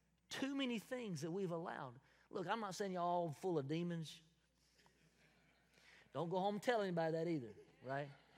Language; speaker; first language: English; native; English